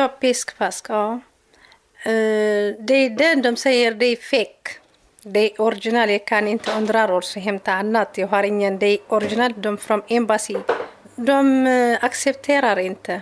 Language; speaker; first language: Swedish; non-native, learner; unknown